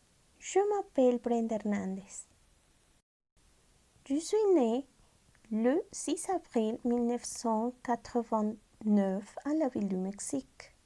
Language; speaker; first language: French; non-native, fluent; Spanish